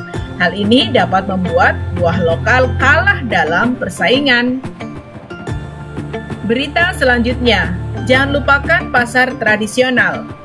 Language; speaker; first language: Indonesian; native; Indonesian